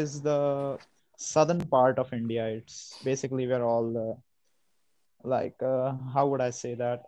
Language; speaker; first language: English; non-native, local second language; Hindi